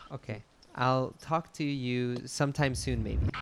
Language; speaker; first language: English; native; English